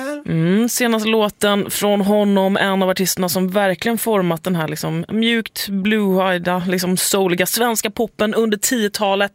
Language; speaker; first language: Swedish; native; Swedish